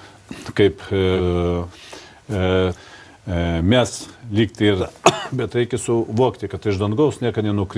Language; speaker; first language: Lithuanian; non-native, fluent; Russian